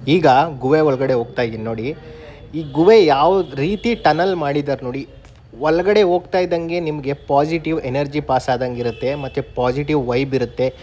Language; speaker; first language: Kannada; native; Kannada